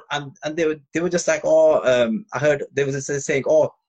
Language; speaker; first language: English; native; English